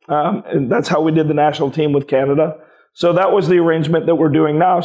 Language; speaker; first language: English; native; English